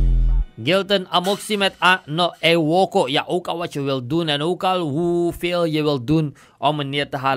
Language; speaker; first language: Dutch; native; Dutch